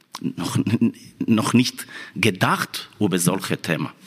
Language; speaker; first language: German; non-native, fluent; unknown